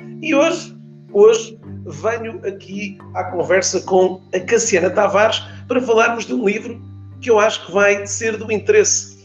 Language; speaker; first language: Portuguese; native; Portuguese